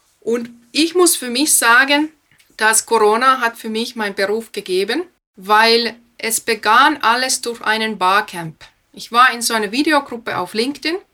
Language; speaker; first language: German; non-native, fluent; Finnish